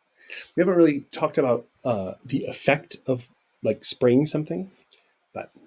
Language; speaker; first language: English; native; English